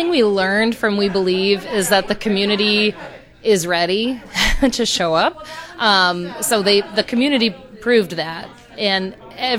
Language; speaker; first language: English; native; English